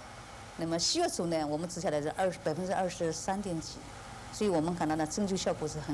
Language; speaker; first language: Chinese; native; Chinese